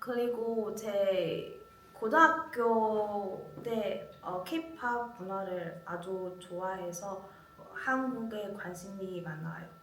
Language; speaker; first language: Korean; non-native, learner; Chinese